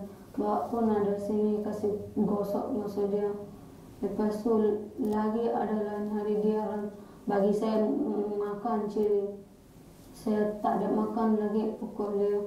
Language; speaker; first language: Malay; non-native, learner; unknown